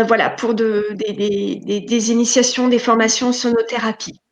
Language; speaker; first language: French; native; French